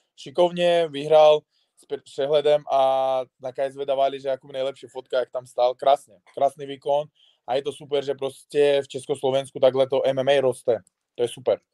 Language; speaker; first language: Czech; non-native, fluent; Uzbek